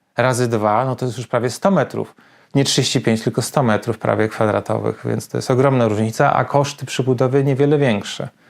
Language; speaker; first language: Polish; native; Polish